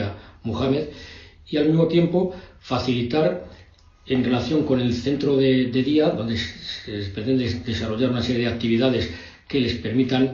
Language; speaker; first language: Spanish; native; Spanish